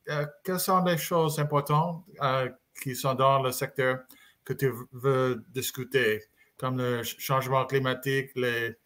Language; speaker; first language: French; non-native, learner; English